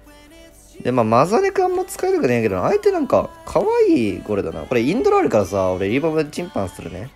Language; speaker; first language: Japanese; native; Japanese